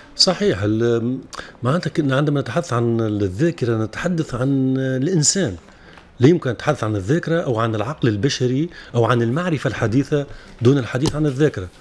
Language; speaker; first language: Arabic; native; Arabic